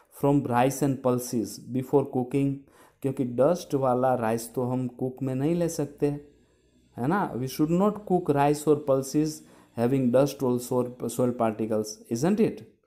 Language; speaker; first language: Hindi; non-native, local second language; Gujarati